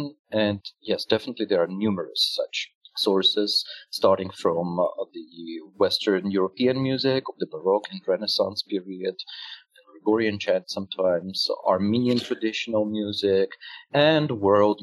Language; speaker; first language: English; non-native, fluent; Russian